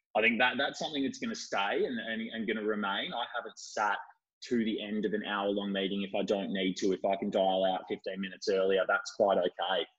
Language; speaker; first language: English; native; English